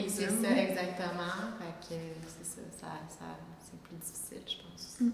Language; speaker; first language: French; native; French